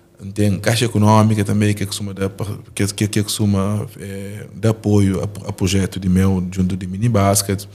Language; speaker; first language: Portuguese; non-native, local second language; Kabuverdianu